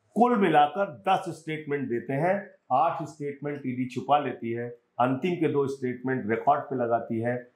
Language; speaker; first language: Hindi; native; Hindi